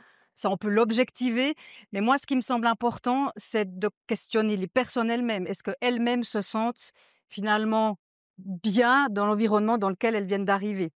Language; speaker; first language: French; native; French